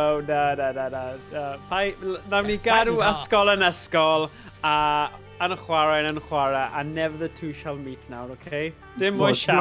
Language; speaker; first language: Welsh; native; Welsh